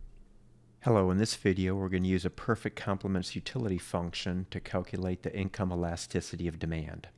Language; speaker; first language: English; native; English